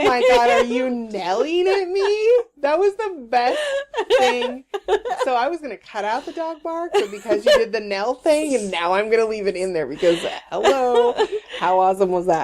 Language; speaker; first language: English; native; English